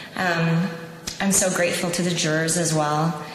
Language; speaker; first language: English; native; English